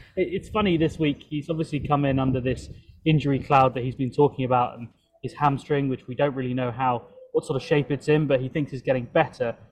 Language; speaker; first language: English; native; English